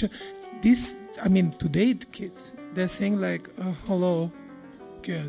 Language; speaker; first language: English; non-native, fluent; Serbian